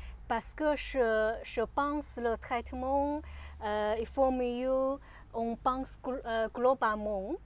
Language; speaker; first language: French; non-native, learner; Chinese